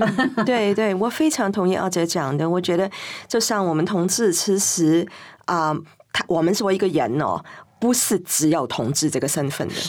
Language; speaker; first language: Chinese; non-native, fluent; Cantonese